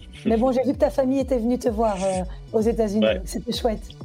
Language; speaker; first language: French; native; French